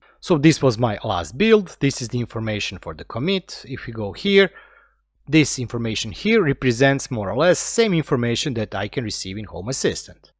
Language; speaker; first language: English; non-native, fluent; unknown